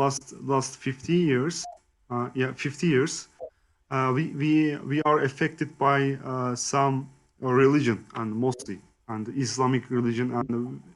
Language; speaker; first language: English; non-native, learner; Turkish